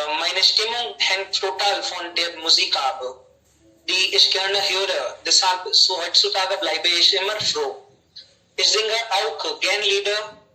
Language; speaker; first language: German; non-native, learner; Hindi